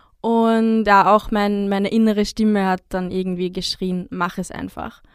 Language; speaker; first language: German; native; German